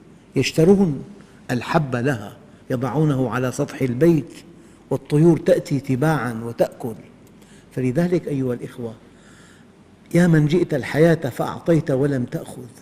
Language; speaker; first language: Arabic; native; Arabic